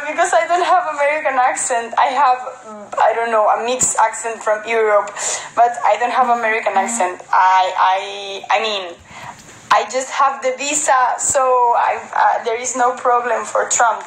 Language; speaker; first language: English; non-native, fluent; Spanish